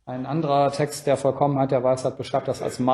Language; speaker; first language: German; native; German